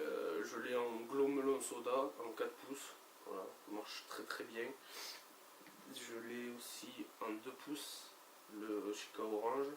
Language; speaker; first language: French; native; French